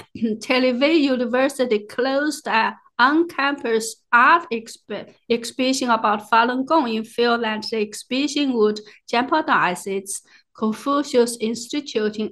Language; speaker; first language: English; non-native, fluent; Chinese